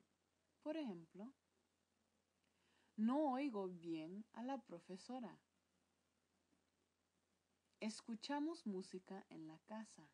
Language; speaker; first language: Spanish; non-native, fluent; English